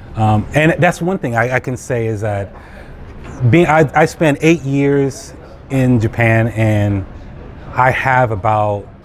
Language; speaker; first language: English; native; English